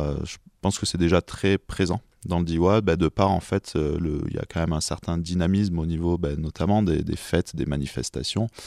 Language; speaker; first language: French; native; French